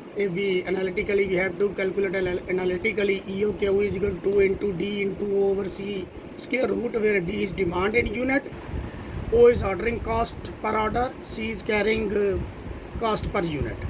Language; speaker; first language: English; non-native, local second language; Punjabi